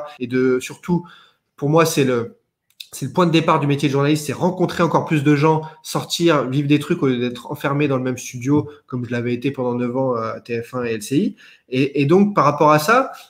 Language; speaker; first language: French; native; French